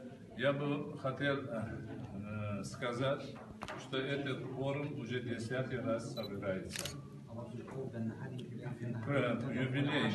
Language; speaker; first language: Russian; non-native, local second language; Uzbek